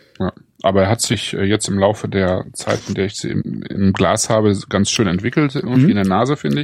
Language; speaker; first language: German; native; German